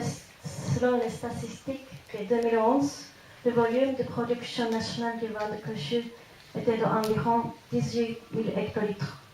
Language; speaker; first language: French; non-native, fluent; Japanese